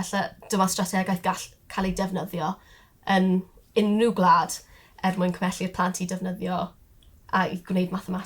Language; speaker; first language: Welsh; non-native, local second language; English